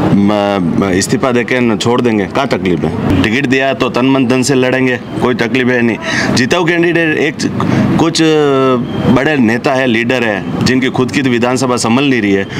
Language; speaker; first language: Hindi; native; Hindi